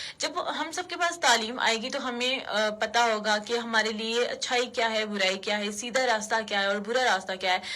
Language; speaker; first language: Urdu; non-native, local second language; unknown